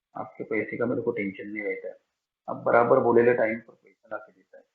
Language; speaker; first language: Hindi; non-native, local second language; Marathi